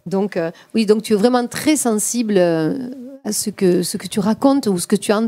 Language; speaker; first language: French; native; French